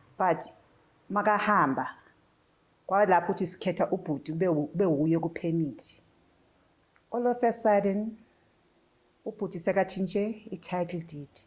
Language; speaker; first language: Zulu; native; Zulu